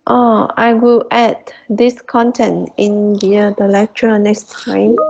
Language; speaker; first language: English; non-native, fluent; Vietnamese